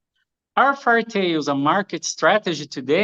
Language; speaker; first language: English; non-native, learner; Portuguese